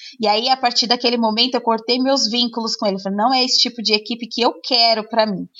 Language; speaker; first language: Portuguese; native; Portuguese